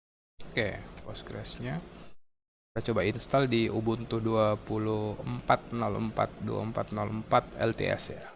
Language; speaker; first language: Indonesian; native; Indonesian